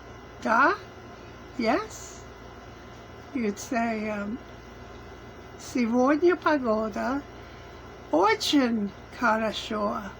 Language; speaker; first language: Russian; non-native, learner; English